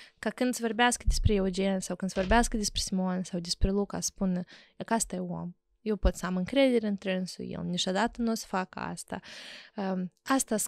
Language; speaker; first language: Romanian; native; Romanian